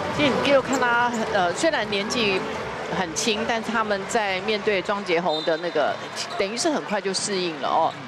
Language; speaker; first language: Chinese; native; Chinese